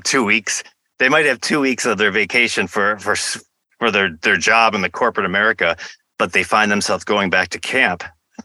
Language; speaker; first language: English; native; English